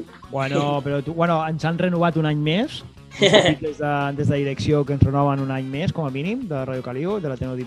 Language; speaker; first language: Catalan; native; Catalan